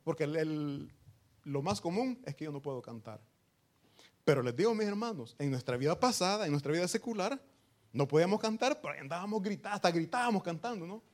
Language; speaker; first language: Spanish; native; Spanish